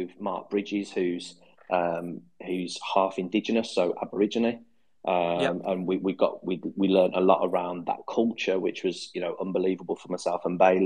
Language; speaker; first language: English; native; English